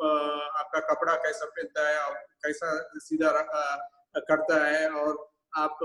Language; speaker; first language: Hindi; non-native, local second language; Tamil